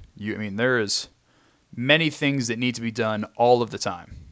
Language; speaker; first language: English; native; English